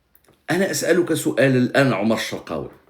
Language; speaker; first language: Arabic; native; Arabic